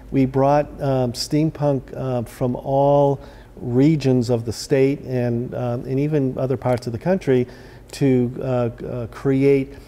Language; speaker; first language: English; native; English